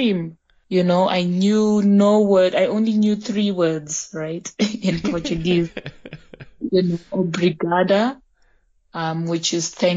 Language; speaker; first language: English; early bilingual, other home language; Shona